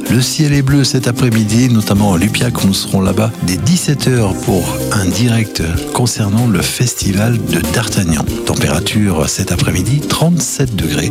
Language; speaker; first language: French; native; French